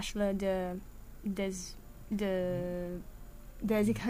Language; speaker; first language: French; non-native, learner; English